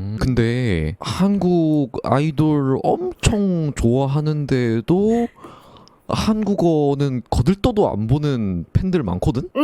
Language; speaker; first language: Korean; native; Korean